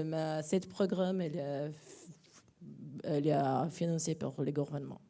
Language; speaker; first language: French; non-native, fluent; Portuguese